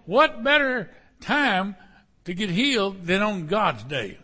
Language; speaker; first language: English; native; English